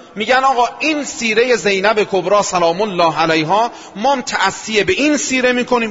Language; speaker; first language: Persian; non-native, local second language; Azerbaijani